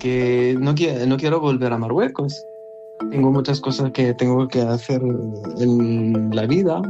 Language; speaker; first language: Spanish; non-native, learner; Arabic